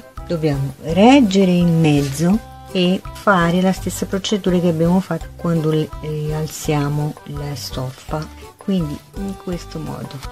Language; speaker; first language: Italian; non-native, fluent; Portuguese